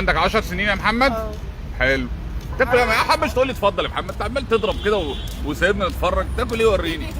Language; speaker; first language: Arabic; native; Arabic